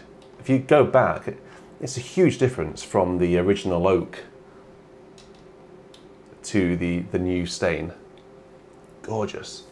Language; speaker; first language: English; native; English